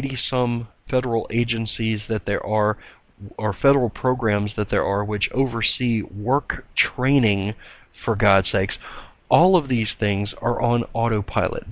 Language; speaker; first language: English; native; English